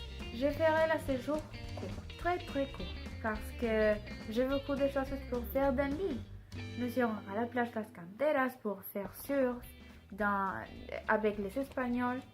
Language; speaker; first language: French; non-native, learner; Spanish